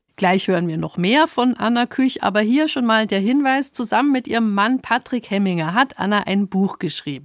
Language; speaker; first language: German; native; German